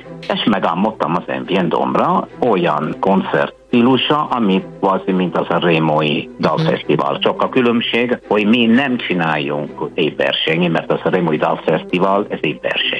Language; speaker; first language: Hungarian; non-native, fluent; Italian